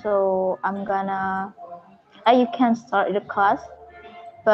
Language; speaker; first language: English; non-native, fluent; Indonesian